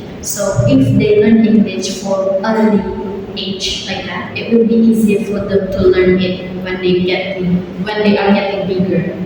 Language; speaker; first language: English; non-native, fluent; Indonesian